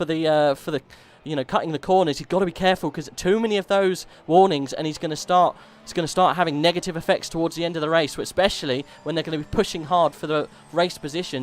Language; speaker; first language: English; native; English